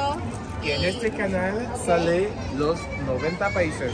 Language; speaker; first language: Spanish; non-native, fluent; French